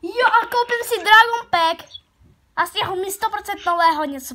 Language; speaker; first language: Czech; early bilingual, other home language; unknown